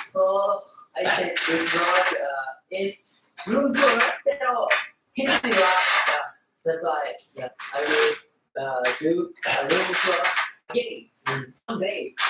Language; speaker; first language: English; non-native, learner; Filipino